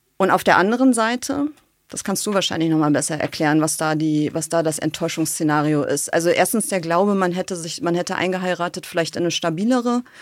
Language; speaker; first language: German; native; German